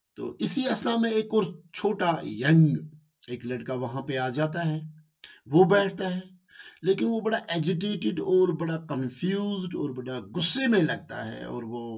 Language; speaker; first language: Urdu; non-native, local second language; Kashmiri